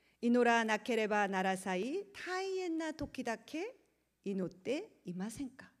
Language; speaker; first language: Japanese; non-native, learner; Korean